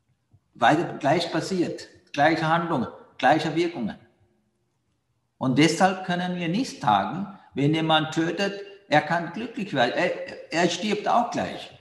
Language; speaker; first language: German; non-native, learner; Sinhala